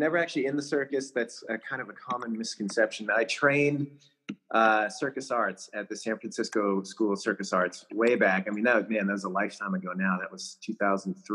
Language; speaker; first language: English; native; English